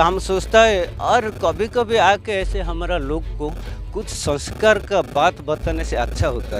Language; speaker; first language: Hindi; non-native, local second language; Odia